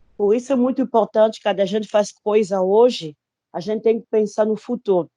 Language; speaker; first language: Portuguese; non-native, fluent; Lingala